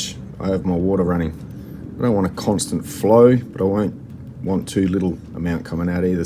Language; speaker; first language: English; native; English